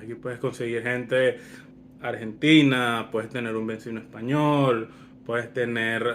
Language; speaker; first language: Spanish; early bilingual, other home language; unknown